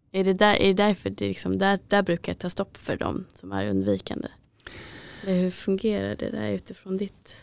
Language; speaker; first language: Swedish; native; Swedish